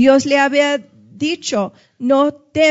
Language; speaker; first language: Spanish; non-native, fluent; English